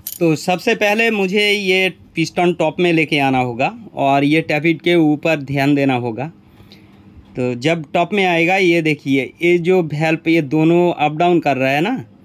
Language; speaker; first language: Hindi; non-native, local second language; Bangla